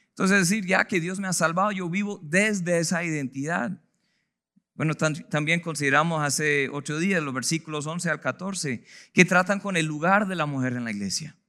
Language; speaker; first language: Spanish; non-native, fluent; English